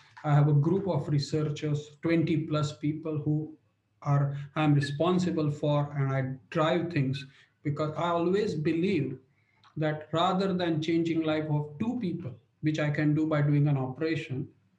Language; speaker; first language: English; non-native, local second language; Marathi